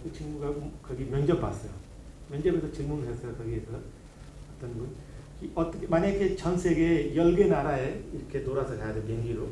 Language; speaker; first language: Korean; non-native, learner; Hindi